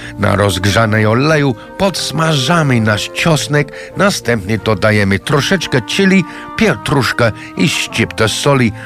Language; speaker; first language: Polish; non-native, fluent; English